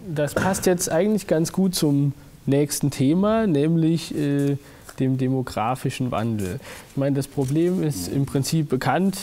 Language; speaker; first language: German; native; German